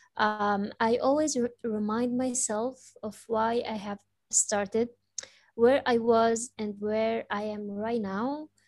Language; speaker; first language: English; non-native, fluent; Arabic